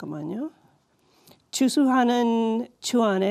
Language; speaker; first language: Korean; non-native, learner; English